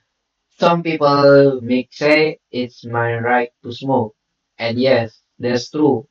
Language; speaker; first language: English; non-native, learner; Indonesian